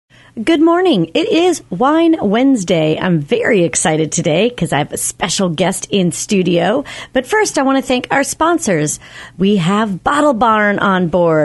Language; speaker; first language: English; native; English